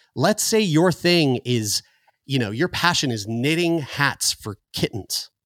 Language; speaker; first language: English; native; English